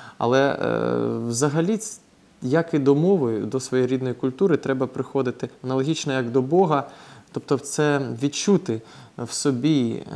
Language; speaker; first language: Ukrainian; non-native, local second language; Russian